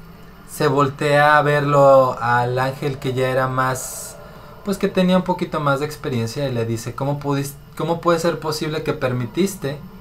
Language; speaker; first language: Spanish; native; Spanish